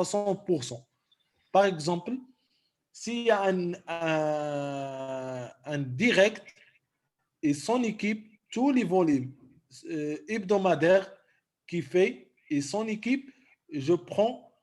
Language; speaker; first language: French; non-native, local second language; Arabic